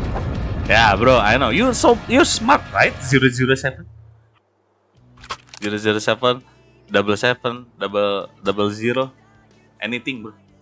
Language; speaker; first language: English; non-native, learner; Sundanese